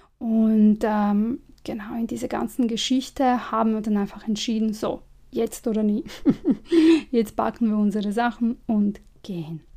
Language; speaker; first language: German; non-native, fluent; Serbian